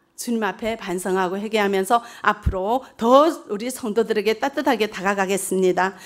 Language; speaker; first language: Korean; early bilingual, heritage; Korean